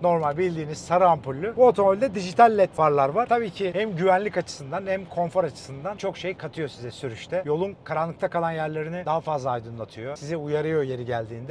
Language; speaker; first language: Turkish; native; Turkish